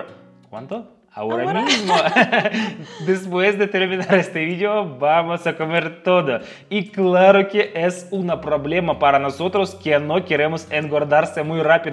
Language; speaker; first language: Spanish; non-native, fluent; Russian